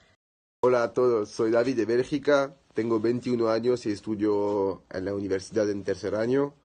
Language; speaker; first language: Spanish; non-native, learner; French